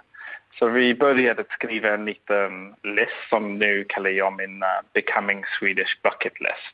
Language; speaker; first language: Swedish; non-native, fluent; English